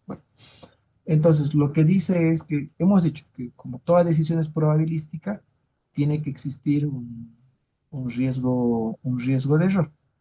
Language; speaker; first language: Spanish; native; Spanish